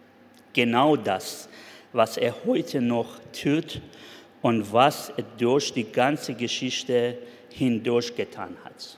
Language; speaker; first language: German; non-native, fluent; Persian